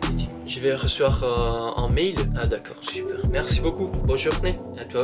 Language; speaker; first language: French; non-native, fluent; Italian